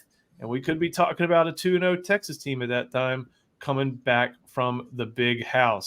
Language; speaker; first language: English; native; English